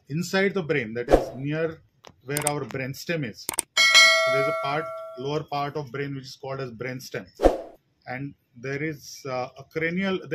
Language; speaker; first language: English; non-native, local second language; Marathi